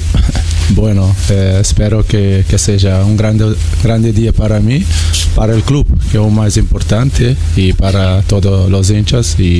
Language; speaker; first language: Spanish; non-native, fluent; Portuguese